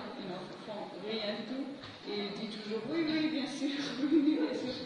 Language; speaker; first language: French; non-native, fluent; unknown